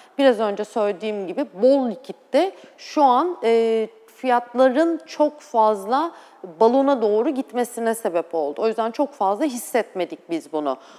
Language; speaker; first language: Turkish; native; Turkish